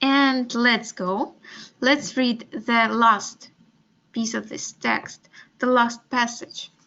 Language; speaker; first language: English; non-native, fluent; Russian